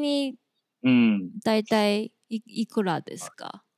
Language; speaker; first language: Japanese; non-native, learner; Chinese